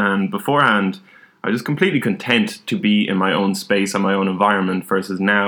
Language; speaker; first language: English; native; English